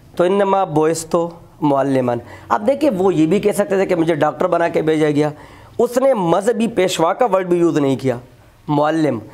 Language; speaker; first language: Urdu; non-native, local second language; Pashto